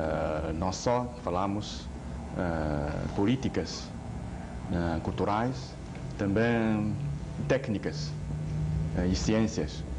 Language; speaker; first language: Portuguese; non-native, fluent; Chinese